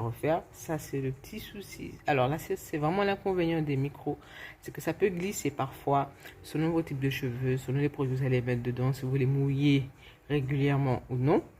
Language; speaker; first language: French; native; French